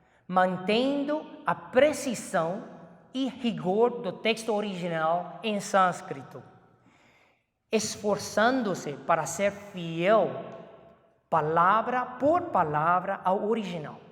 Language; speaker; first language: Portuguese; non-native, fluent; Chinese